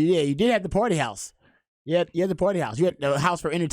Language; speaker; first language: English; native; English